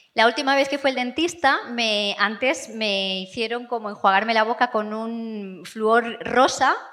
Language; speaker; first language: Spanish; non-native, fluent; English